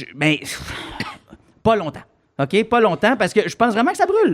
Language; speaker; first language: French; native; French